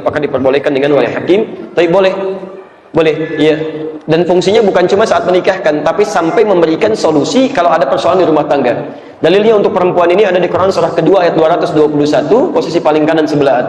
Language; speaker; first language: Indonesian; native; Indonesian